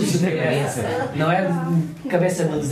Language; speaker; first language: Portuguese; non-native, learner; Chinese